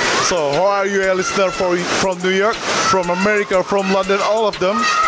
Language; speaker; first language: English; non-native, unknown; Indonesian